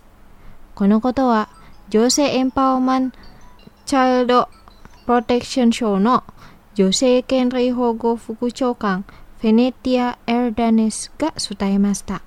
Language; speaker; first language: Japanese; non-native, fluent; Indonesian